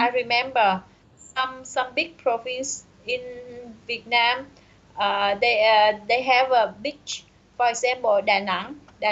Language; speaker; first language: English; non-native, learner; Vietnamese